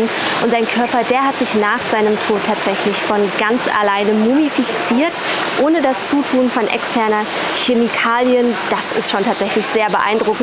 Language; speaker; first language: German; native; German